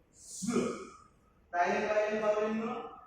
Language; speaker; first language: Vietnamese; non-native, learner; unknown